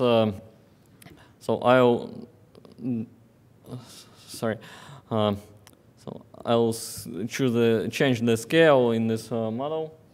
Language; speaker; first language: English; non-native, fluent; Russian